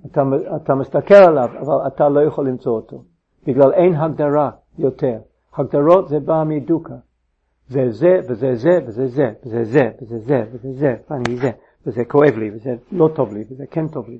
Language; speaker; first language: Hebrew; non-native, fluent; English